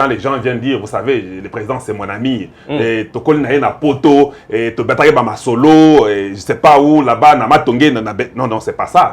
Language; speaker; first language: French; non-native, local second language; Lingala